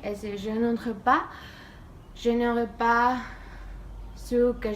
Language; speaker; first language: French; non-native, learner; Spanish